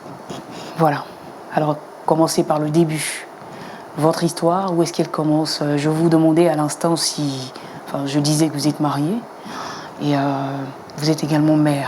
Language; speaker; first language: French; native; French